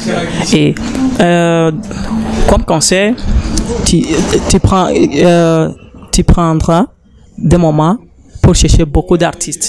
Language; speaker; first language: French; non-native, learner; Rundi